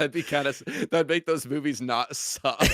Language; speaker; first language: English; native; English